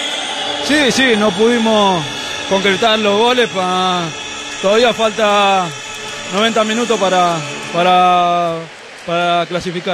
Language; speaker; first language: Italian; non-native, learner; Spanish